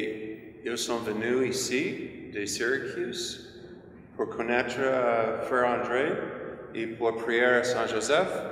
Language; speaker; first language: French; non-native, fluent; English